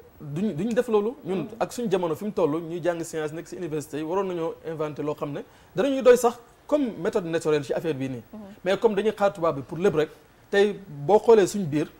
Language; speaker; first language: Wolof; native; Wolof